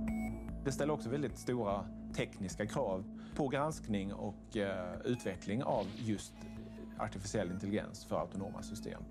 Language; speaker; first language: Swedish; native; Swedish